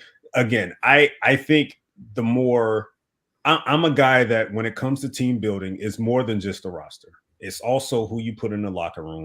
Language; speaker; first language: English; native; English